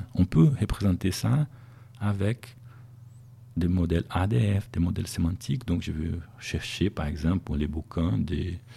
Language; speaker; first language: French; non-native, fluent; Portuguese